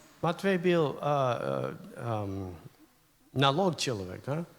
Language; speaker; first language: Russian; non-native, learner; English